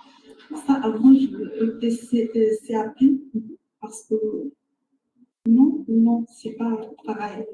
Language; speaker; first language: French; non-native, learner; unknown